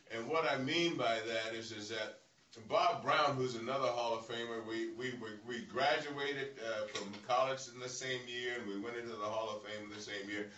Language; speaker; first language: English; native; English